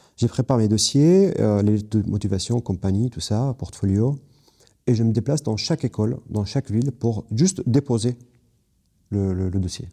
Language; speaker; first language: French; non-native, fluent; Kurdish